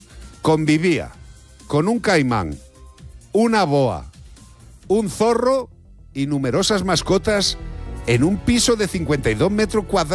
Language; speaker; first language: Spanish; native; Spanish